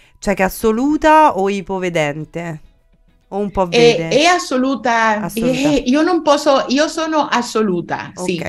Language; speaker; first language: Italian; non-native, learner; Spanish